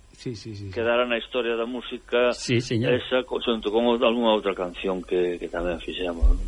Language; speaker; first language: Galician; native; Galician